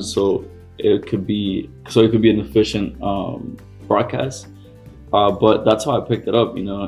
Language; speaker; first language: English; early bilingual, other home language; Spanish